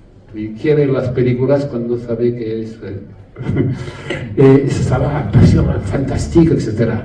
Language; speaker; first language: Spanish; non-native, learner; French